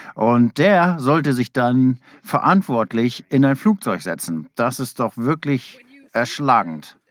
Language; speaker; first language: German; non-native, fluent; English